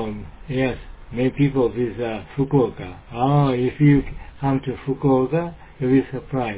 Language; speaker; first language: English; non-native, learner; Japanese